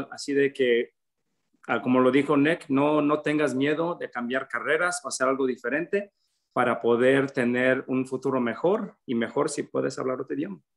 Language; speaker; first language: Spanish; early bilingual, other home language; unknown